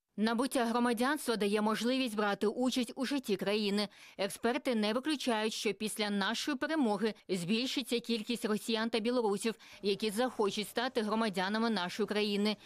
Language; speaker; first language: Ukrainian; native; Ukrainian